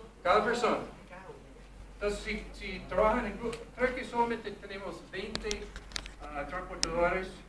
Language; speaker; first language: Spanish; non-native, fluent; English